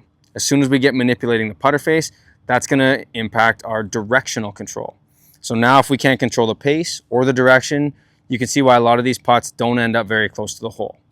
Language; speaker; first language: English; native; English